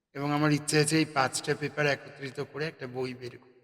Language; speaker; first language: Bangla; native; Bangla